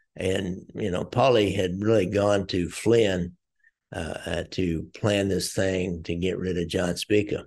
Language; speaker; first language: English; native; English